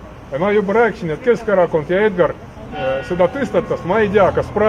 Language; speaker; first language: Estonian; non-native, local second language; Russian